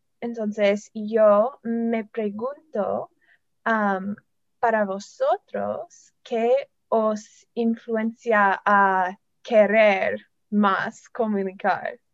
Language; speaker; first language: Spanish; non-native, fluent; English